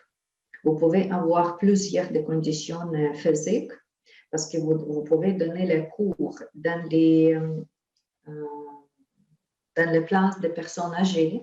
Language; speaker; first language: French; non-native, fluent; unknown